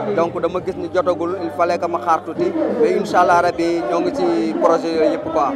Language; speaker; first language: Wolof; non-native, local second language; Fula